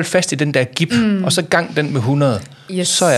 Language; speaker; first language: Danish; native; Danish